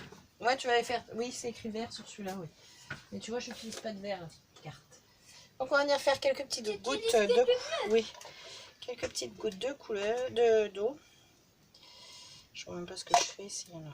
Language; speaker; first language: French; native; French